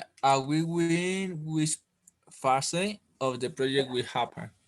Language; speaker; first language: English; non-native, learner; Spanish